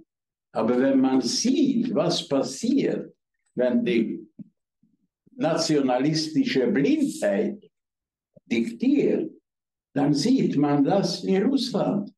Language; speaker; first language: German; non-native, fluent; Hungarian